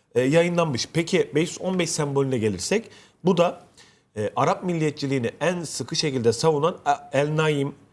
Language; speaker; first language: Turkish; native; Turkish